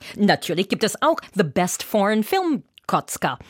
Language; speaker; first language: German; non-native, fluent; English